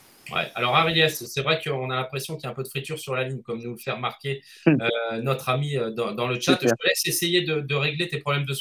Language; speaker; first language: French; native; French